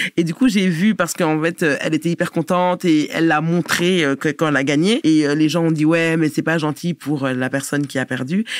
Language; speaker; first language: French; native; French